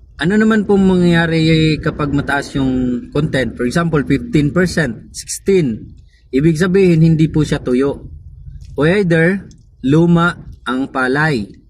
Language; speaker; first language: Filipino; non-native, local second language; Cebuano